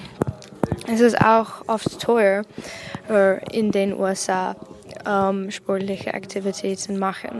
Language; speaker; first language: German; non-native, learner; English